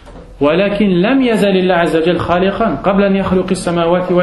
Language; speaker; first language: Arabic; non-native, fluent; French